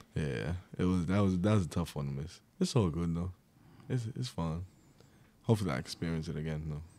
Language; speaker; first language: English; native; English